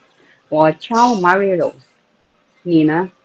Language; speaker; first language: Chinese; non-native, learner; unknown